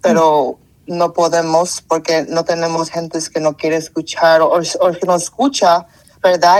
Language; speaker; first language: Spanish; early bilingual, heritage; Spanish